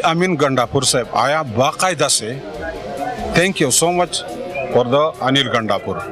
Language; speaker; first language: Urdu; non-native, local second language; Pashto